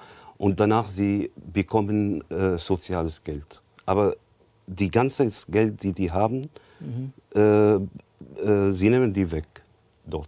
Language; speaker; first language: German; non-native, learner; Arabic